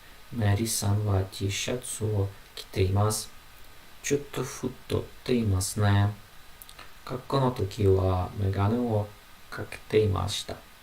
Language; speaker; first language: Japanese; non-native, learner; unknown